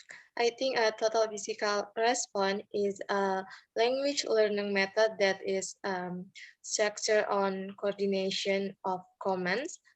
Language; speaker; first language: English; non-native, fluent; Indonesian